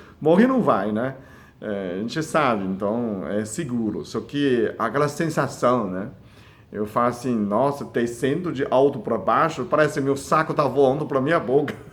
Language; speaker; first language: Portuguese; non-native, fluent; Chinese